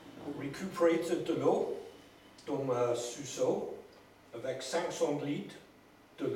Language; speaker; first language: French; non-native, learner; English